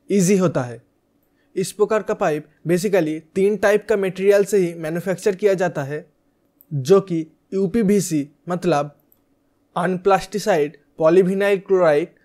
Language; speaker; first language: Hindi; native; Hindi